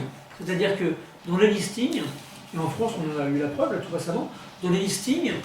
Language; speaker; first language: French; native; French